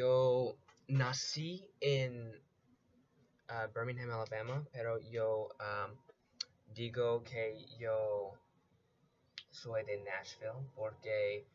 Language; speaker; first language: Spanish; non-native, learner; English